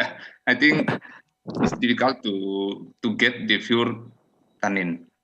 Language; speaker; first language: English; non-native, fluent; Indonesian